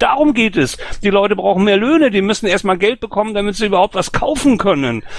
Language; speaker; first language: German; native; German